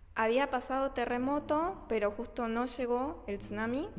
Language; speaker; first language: Spanish; early bilingual, other home language; Japanese